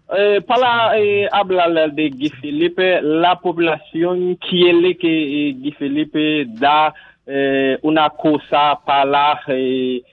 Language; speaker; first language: Spanish; non-native, learner; Haitian Creole